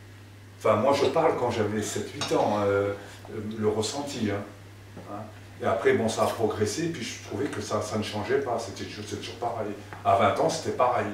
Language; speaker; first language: French; native; French